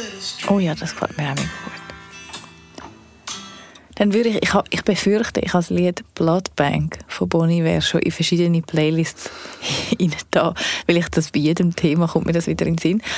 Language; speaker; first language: German; native; German